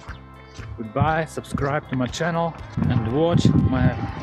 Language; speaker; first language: English; non-native, learner; Russian